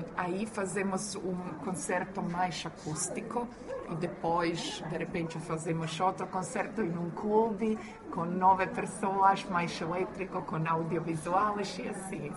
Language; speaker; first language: Portuguese; non-native, fluent; Croatian